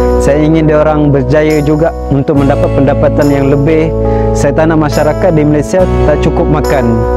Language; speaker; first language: Malay; non-native, local second language; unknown